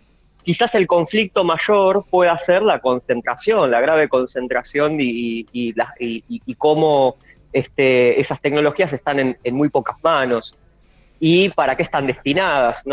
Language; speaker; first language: Spanish; native; Spanish